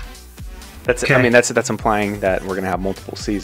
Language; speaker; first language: English; native; English